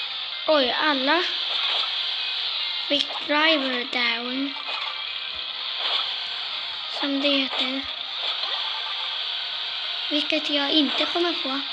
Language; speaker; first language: Swedish; native; Swedish